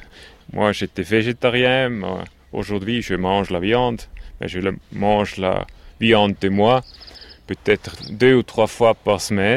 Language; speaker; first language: French; non-native, local second language; German